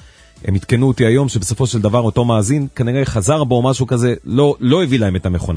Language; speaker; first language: Hebrew; native; Hebrew